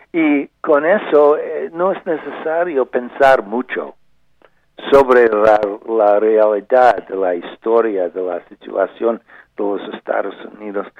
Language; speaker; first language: Spanish; non-native, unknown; English